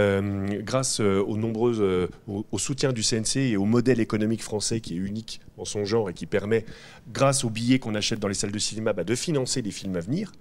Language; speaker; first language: French; native; French